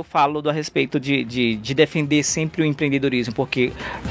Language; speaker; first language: Portuguese; native; Portuguese